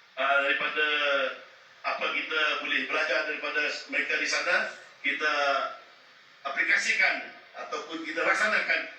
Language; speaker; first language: Malay; non-native, local second language; Iban